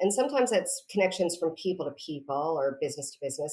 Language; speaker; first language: English; native; English